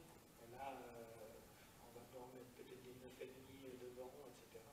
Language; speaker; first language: French; native; French